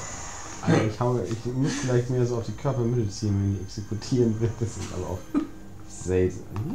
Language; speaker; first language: German; native; German